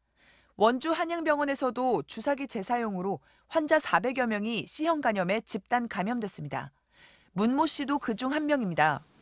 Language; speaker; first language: Korean; native; Korean